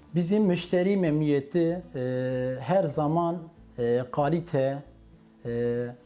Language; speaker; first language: Turkish; native; Turkish